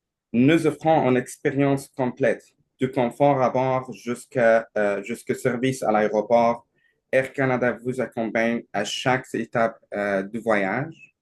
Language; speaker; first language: French; non-native, learner; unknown